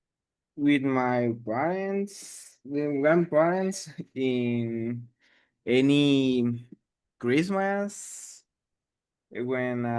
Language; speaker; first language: English; non-native, learner; Spanish